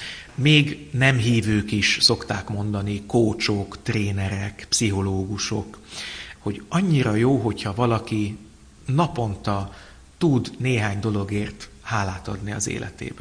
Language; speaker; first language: Hungarian; native; Hungarian